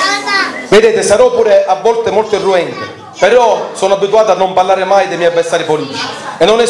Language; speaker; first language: Italian; native; Italian